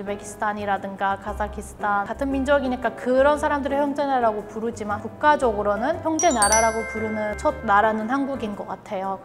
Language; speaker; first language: Korean; non-native, fluent; Turkish